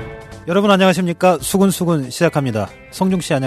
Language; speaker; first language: Korean; native; Korean